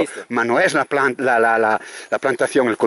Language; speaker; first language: Spanish; non-native, learner; Italian